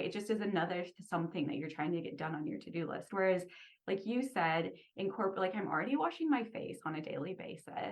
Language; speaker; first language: English; native; English